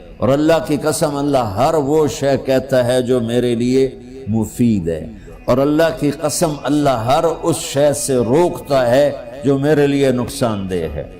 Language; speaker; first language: Urdu; non-native, local second language; Punjabi